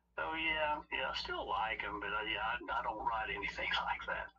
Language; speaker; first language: English; native; English